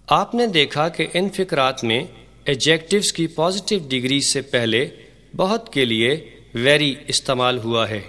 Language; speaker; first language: Urdu; native; Urdu